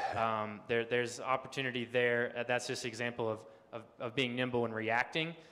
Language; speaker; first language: English; native; English